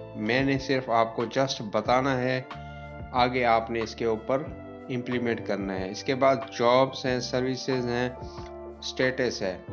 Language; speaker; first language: Urdu; non-native, local second language; Punjabi